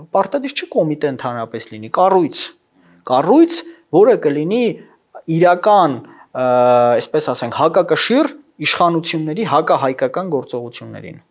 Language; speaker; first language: Armenian; native; Armenian